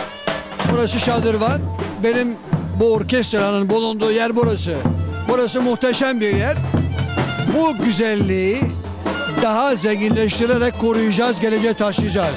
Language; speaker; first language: Turkish; native; Turkish